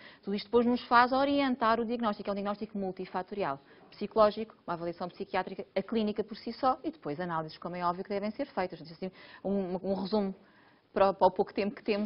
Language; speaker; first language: Portuguese; native; Portuguese